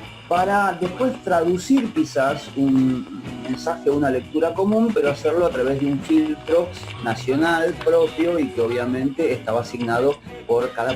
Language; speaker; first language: Spanish; native; Spanish